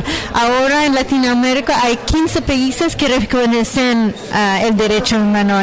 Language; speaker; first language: Spanish; non-native, fluent; French